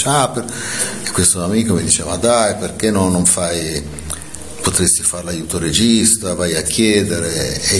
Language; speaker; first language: Italian; native; Italian